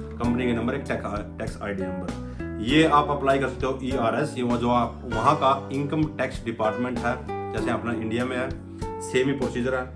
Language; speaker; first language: Hindi; native; Hindi